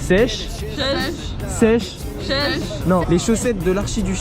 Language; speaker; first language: French; native; French